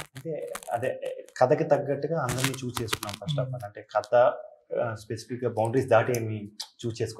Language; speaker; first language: Telugu; native; Telugu